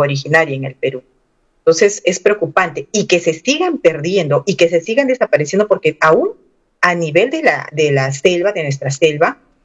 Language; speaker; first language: Spanish; non-native, local second language; Aymara